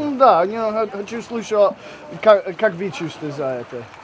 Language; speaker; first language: Russian; non-native, learner; English